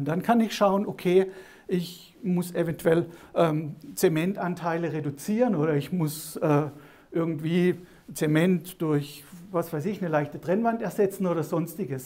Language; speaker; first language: German; native; German